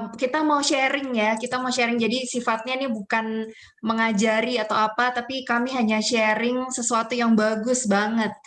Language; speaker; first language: Indonesian; native; Indonesian